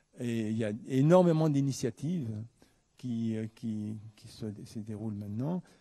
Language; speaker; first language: French; native; French